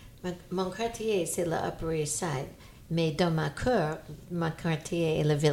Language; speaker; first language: French; non-native, fluent; English